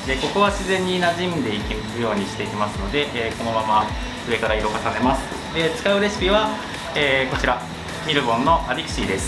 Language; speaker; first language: Japanese; native; Japanese